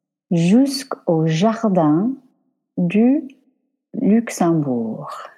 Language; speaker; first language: French; non-native, fluent; English